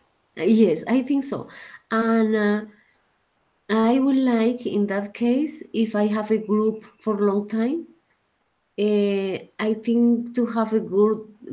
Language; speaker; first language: English; non-native, learner; Spanish